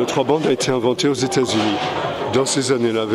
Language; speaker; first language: French; native; French